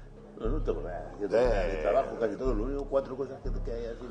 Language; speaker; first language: Spanish; native; Spanish